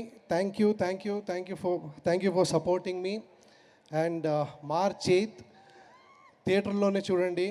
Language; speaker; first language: Telugu; non-native, learner; Kannada